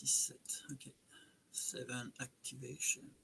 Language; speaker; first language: English; non-native, fluent; French